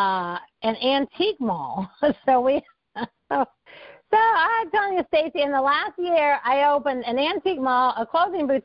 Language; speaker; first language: English; native; English